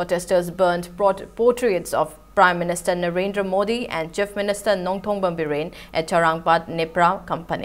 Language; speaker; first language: English; non-native, local second language; Manipuri